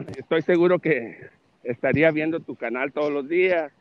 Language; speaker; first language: Spanish; early bilingual, heritage; Spanish